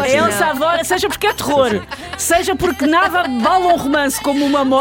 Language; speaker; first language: Portuguese; native; Portuguese